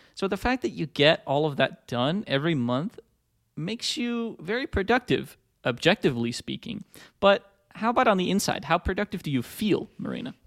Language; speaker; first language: English; non-native, fluent; Dutch